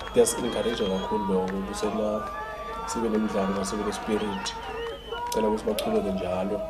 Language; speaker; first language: Zulu; non-native, local second language; Swati